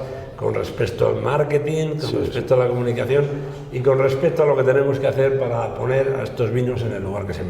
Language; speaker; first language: Spanish; native; Spanish